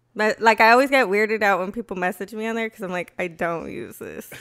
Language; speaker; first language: English; native; English